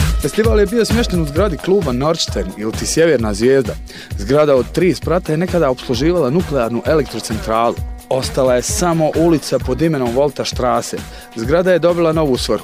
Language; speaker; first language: Croatian; native; Croatian